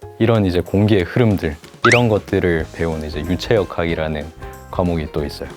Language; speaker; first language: Korean; native; Korean